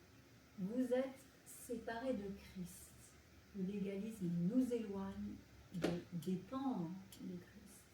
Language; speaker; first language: French; native; French